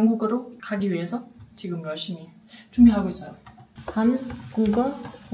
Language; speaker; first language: Korean; non-native, learner; German